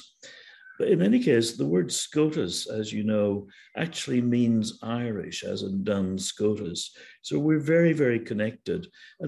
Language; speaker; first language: English; native; English